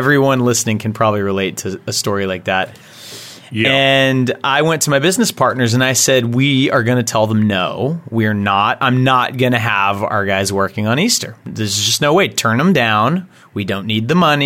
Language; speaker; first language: English; native; English